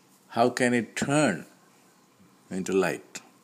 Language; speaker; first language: English; non-native, local second language; Tamil